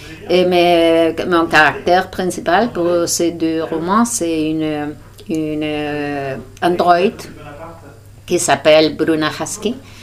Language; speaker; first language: French; non-native, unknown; Spanish